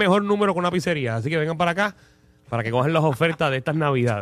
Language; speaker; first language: Spanish; native; Spanish